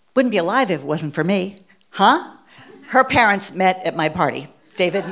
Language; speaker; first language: English; native; English